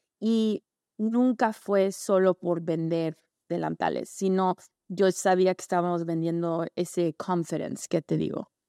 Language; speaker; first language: Spanish; early bilingual, heritage; Spanish